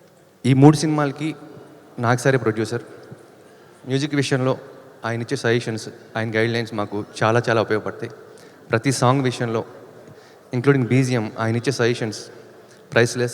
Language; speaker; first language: Telugu; native; Telugu